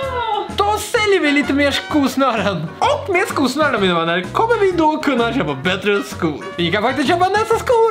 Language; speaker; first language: Swedish; native; Swedish